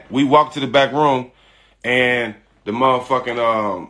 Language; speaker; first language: English; native; English